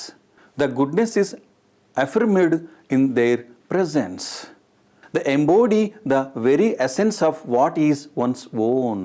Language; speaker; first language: English; non-native, local second language; Telugu